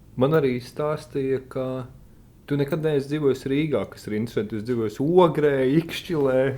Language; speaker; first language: Latvian; native; Latvian